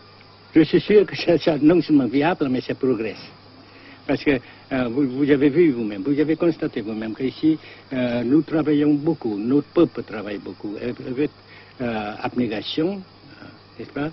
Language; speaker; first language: French; non-native, fluent; Vietnamese